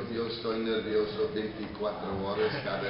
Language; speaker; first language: Spanish; non-native, fluent; English